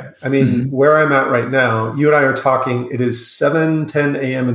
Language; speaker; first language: English; native; English